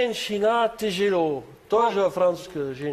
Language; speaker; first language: Russian; non-native, learner; French